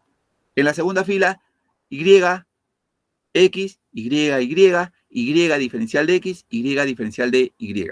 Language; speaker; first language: Spanish; native; Spanish